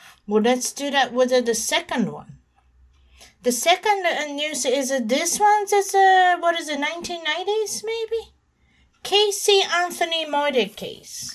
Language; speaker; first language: English; non-native, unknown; Japanese